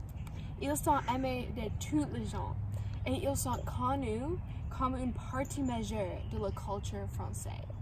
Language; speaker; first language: French; non-native, learner; English